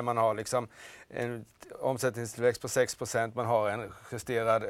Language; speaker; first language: Swedish; native; Swedish